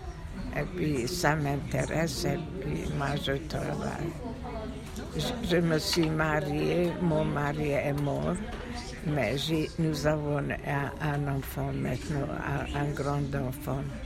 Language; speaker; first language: French; non-native, fluent; Hungarian